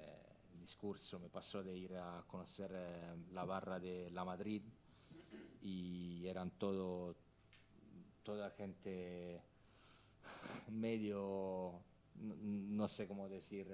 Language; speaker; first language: Spanish; non-native, fluent; Italian